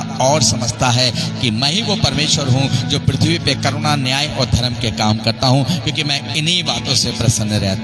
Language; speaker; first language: Hindi; native; Hindi